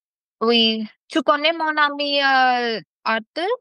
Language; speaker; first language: French; non-native, fluent; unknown